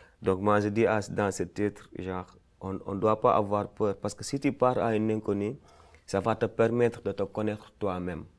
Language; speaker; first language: French; non-native, local second language; Fula